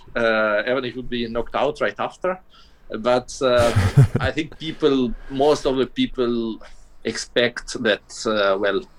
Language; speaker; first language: English; non-native, fluent; Russian